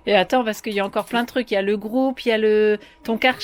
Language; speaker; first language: French; native; French